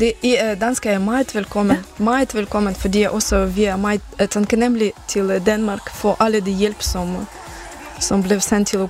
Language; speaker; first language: Danish; non-native, learner; Ukrainian